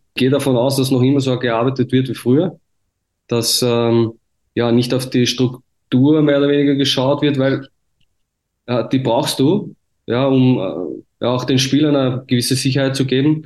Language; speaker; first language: German; native; German